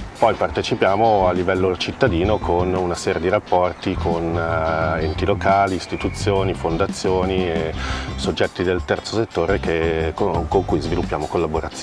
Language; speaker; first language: Italian; native; Italian